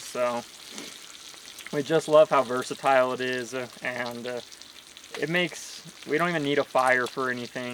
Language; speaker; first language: English; native; English